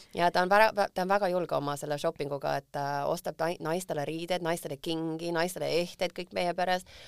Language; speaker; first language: Estonian; early bilingual, other home language; English